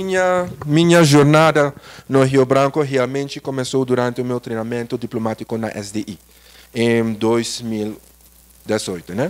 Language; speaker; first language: Portuguese; non-native, learner; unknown